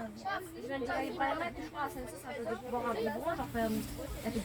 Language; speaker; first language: French; native; French